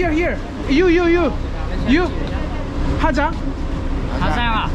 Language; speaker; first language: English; non-native, learner; Korean